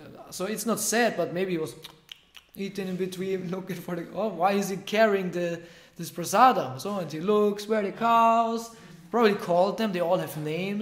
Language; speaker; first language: English; non-native, fluent; German